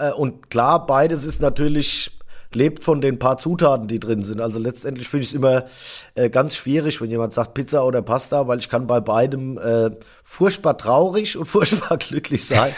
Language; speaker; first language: German; native; German